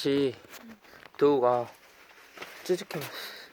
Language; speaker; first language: Japanese; non-native, learner; Korean